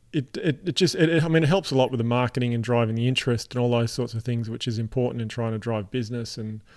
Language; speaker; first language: English; native; English